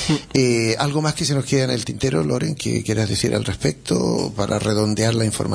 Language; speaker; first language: Spanish; native; Spanish